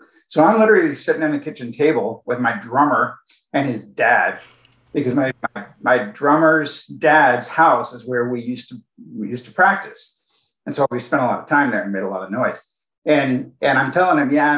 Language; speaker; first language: English; native; English